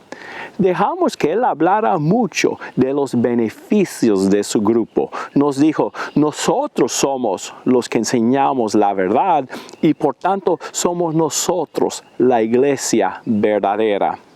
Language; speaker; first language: Spanish; non-native, fluent; English